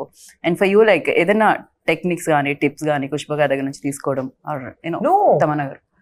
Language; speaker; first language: Telugu; native; Telugu